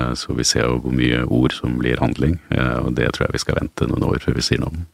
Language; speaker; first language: Norwegian; native; Norwegian